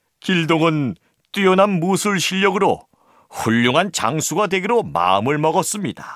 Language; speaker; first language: Korean; native; Korean